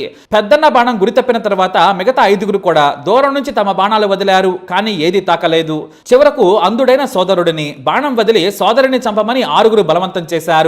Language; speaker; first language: Telugu; native; Telugu